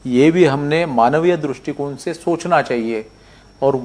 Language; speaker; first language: Hindi; non-native, local second language; Marathi